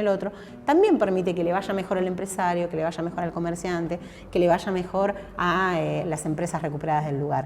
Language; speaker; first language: Spanish; native; Spanish